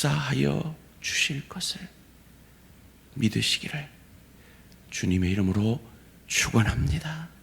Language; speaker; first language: Korean; native; Korean